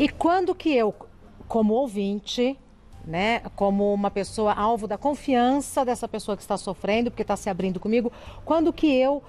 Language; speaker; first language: Portuguese; native; Portuguese